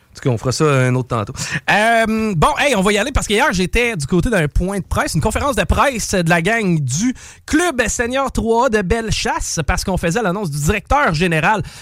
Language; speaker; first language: French; native; French